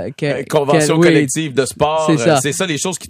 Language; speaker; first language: French; native; French